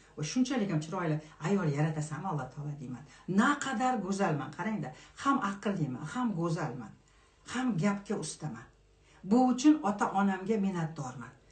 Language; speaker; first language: Uzbek; non-native, local second language; Kazakh